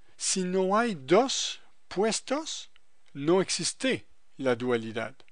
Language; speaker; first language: Spanish; non-native, fluent; French